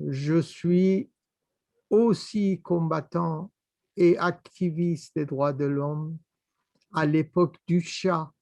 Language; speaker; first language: French; non-native, fluent; Persian